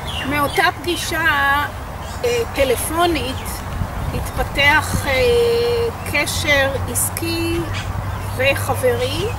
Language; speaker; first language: Hebrew; native; Hebrew